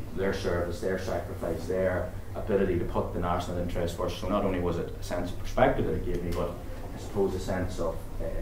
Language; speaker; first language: English; native; English